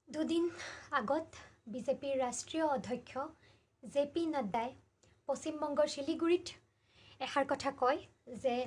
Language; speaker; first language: Assamese; native; Assamese